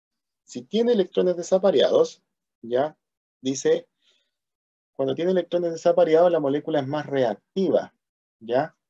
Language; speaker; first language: Spanish; native; Spanish